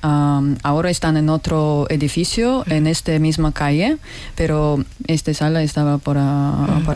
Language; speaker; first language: Spanish; non-native, fluent; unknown